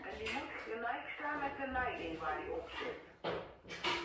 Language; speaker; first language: Dutch; native; Dutch